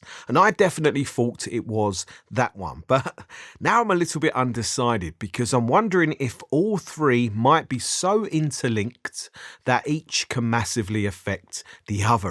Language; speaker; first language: English; native; English